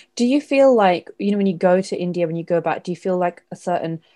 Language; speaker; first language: English; non-native, local second language; Malayalam